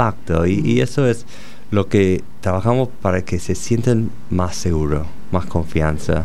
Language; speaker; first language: Spanish; non-native, fluent; English